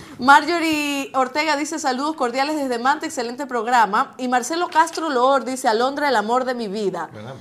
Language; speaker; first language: Spanish; native; Spanish